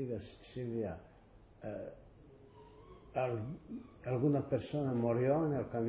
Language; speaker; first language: Spanish; early bilingual, heritage; Ladino